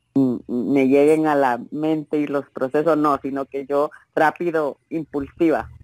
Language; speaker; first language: Spanish; native; Spanish